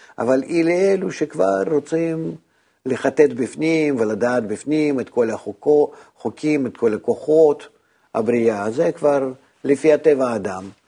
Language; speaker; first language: Hebrew; non-native, fluent; Russian